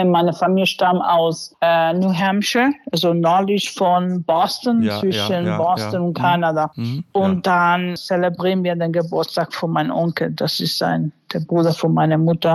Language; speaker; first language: German; non-native, fluent; English